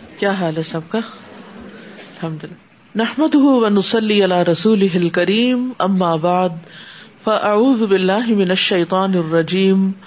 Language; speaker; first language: Urdu; native; Urdu